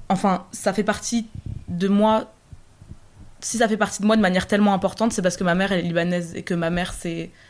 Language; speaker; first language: French; native; French